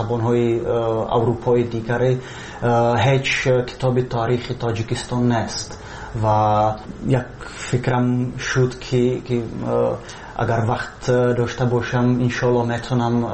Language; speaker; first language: Persian; non-native, fluent; Czech